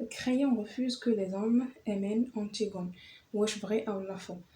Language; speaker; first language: French; non-native, local second language; Arabic